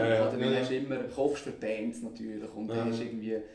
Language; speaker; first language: German; native; German